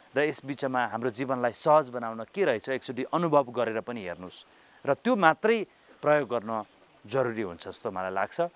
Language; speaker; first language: Nepali; native; Nepali